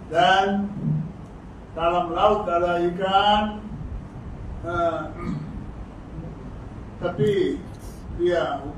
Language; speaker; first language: Indonesian; non-native, learner; Tamil